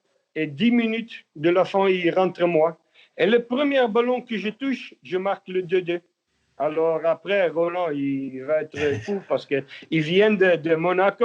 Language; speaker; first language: French; non-native, learner; Dutch